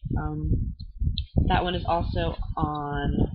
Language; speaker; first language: English; native; English